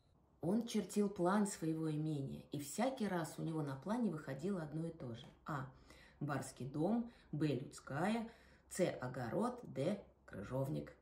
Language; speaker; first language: Russian; native; Russian